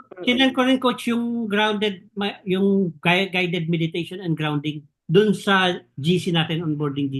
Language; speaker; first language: Filipino; native; Filipino